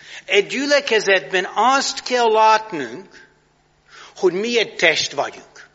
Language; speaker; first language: Hungarian; non-native, fluent; English